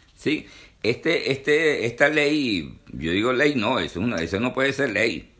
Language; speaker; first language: Spanish; native; Spanish